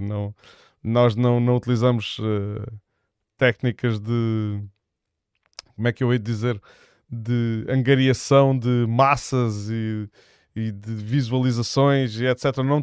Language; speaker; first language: Portuguese; native; Portuguese